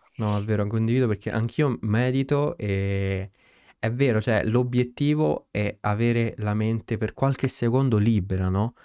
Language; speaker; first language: Italian; early bilingual, other home language; Romanian